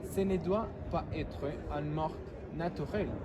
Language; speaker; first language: French; non-native, learner; Spanish